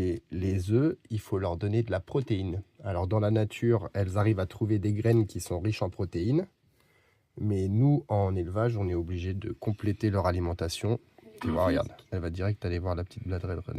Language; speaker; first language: French; native; French